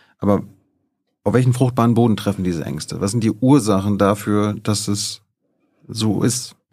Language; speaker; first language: German; native; German